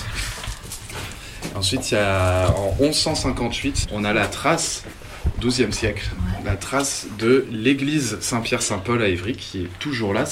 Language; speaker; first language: French; native; French